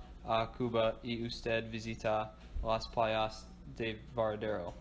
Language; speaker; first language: Spanish; non-native, learner; English